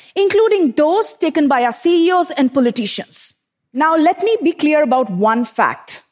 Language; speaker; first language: English; non-native, local second language; Hindi